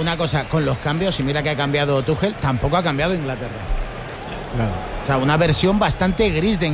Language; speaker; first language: Spanish; native; Spanish